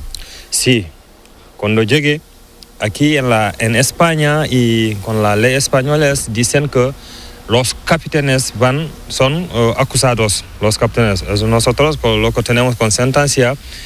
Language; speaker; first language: Spanish; non-native, learner; Fula